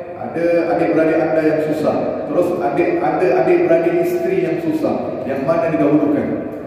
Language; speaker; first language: Malay; native; Malay